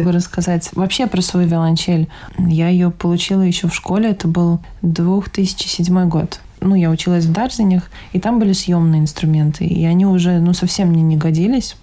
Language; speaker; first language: Russian; native; Russian